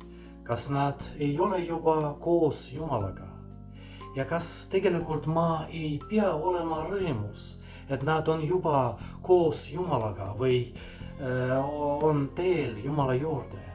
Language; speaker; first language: Estonian; non-native, fluent; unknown